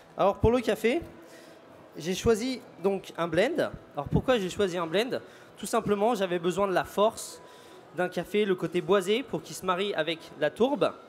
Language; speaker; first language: French; native; French